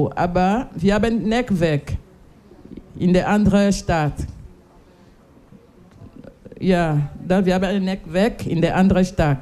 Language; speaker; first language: German; non-native, learner; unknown